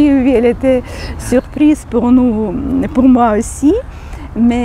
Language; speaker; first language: French; non-native, fluent; Ukrainian